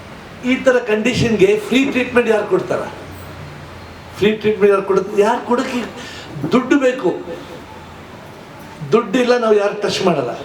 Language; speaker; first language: Kannada; non-native, local second language; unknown